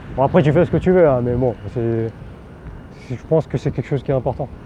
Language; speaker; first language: French; non-native, local second language; Min Nan Chinese